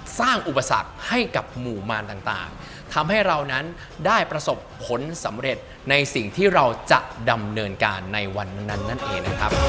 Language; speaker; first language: Thai; native; Thai